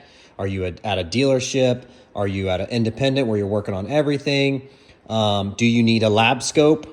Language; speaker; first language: English; native; English